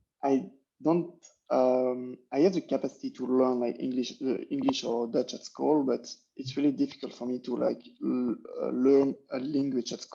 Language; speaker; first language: English; non-native, learner; French